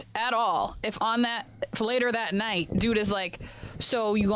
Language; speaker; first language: English; native; English